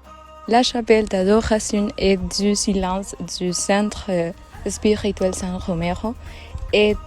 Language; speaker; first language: French; non-native, learner; Spanish